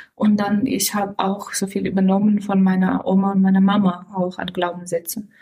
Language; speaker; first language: German; non-native, fluent; Romanian